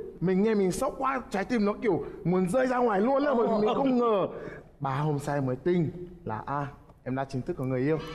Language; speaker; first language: Vietnamese; non-native, fluent; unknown